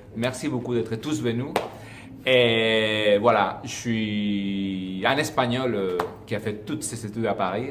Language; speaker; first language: French; non-native, fluent; Spanish